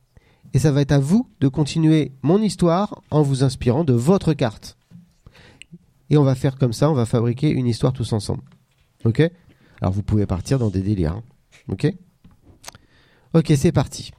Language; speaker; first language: French; native; French